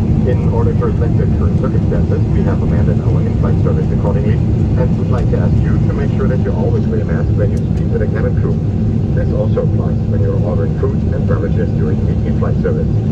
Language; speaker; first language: English; non-native, fluent; German